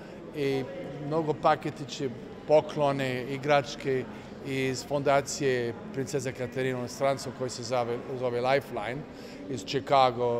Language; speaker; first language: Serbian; non-native, learner; English